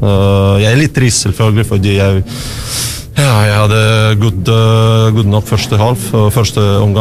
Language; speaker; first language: Norwegian; non-native, learner; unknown